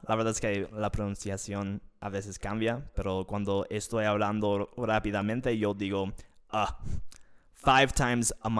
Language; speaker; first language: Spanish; non-native, fluent; English